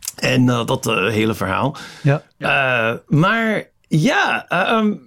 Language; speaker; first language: Dutch; non-native, fluent; English